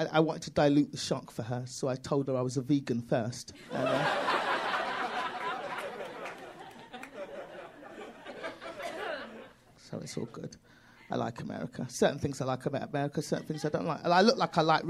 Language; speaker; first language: English; native; English